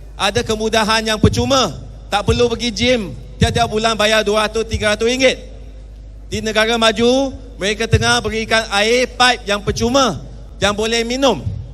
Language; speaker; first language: Malay; non-native, local second language; Chinese